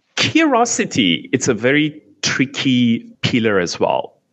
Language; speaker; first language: English; non-native, fluent; Persian